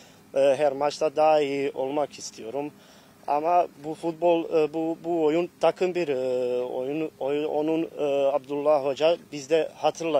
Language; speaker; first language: Turkish; non-native, fluent; Bosnian